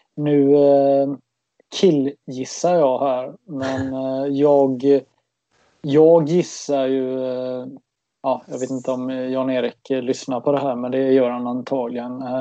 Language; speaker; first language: Swedish; native; Swedish